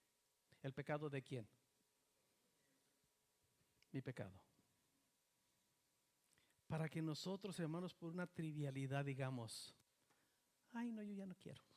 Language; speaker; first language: Spanish; native; Spanish